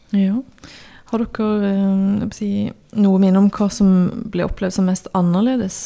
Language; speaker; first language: Norwegian; native; Norwegian